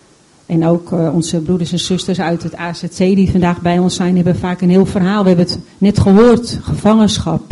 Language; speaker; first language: Dutch; native; Dutch